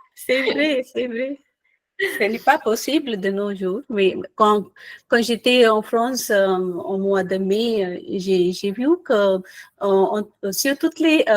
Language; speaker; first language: French; non-native, fluent; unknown